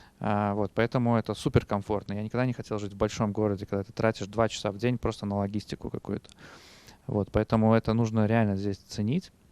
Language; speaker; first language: Russian; native; Russian